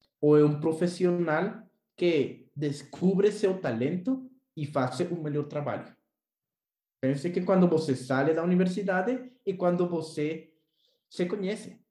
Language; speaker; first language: Portuguese; non-native, learner; Spanish